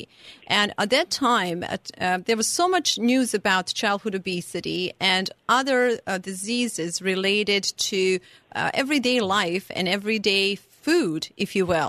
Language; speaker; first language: English; non-native, fluent; Serbian